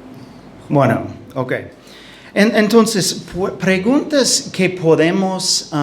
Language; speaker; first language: Spanish; non-native, fluent; English